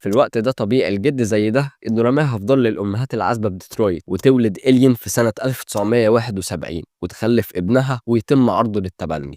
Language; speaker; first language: Arabic; native; Arabic